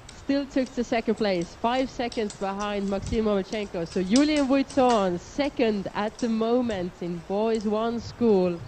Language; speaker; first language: English; non-native, fluent; Estonian